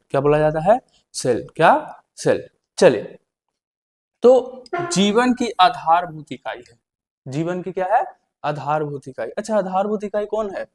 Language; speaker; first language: Hindi; native; Hindi